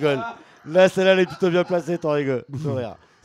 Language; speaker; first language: French; native; French